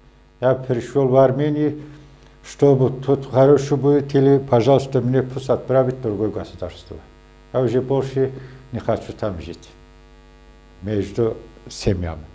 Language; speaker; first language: Russian; non-native, local second language; Azerbaijani